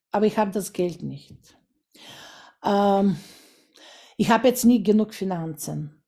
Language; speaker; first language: German; non-native, fluent; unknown